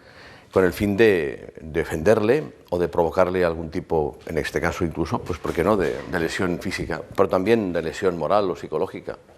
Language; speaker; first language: Spanish; native; Spanish